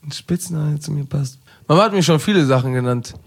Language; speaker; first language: German; early bilingual, heritage; German